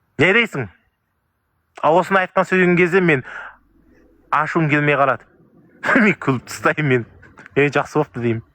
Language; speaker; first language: Kazakh; native; Kazakh